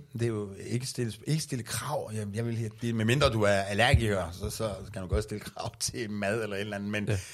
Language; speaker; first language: Danish; non-native, fluent; Persian